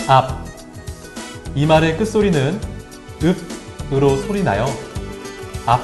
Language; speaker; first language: Korean; native; Korean